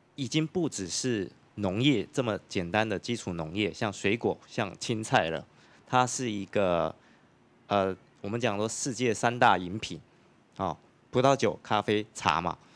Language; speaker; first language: Chinese; native; Chinese